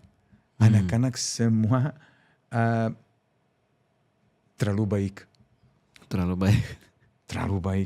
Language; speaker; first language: Indonesian; non-native, fluent; Serbian